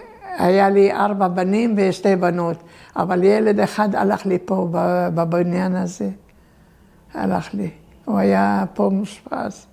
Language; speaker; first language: Hebrew; early bilingual, other home language; Turkish